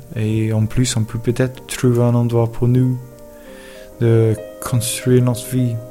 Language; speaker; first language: French; non-native, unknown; English